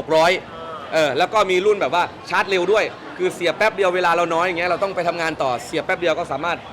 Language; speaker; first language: Thai; native; Thai